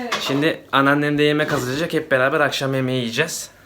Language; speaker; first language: Turkish; native; Turkish